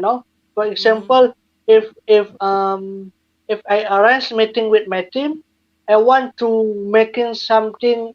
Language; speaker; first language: English; non-native, learner; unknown